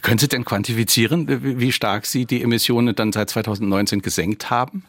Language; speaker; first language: German; native; German